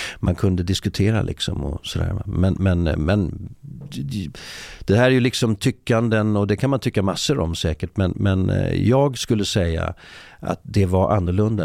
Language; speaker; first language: Swedish; native; Swedish